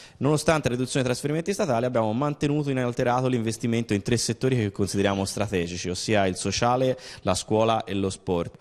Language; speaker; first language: Italian; native; Italian